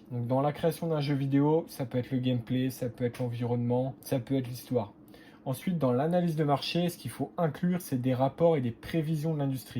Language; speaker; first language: French; native; French